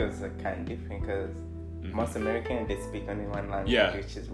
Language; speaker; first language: English; early bilingual, other home language; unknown